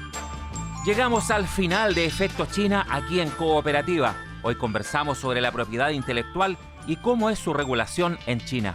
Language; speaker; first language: Spanish; native; Spanish